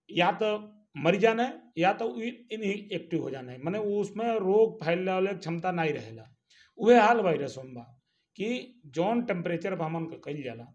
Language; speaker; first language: Hindi; native; Hindi